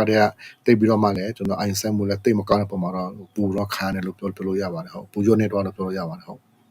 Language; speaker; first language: Burmese; non-native, local second language; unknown